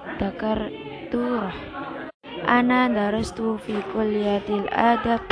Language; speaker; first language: Arabic; non-native, learner; Indonesian